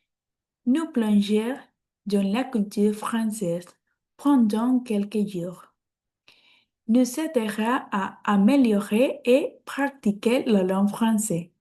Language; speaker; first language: French; non-native, learner; Spanish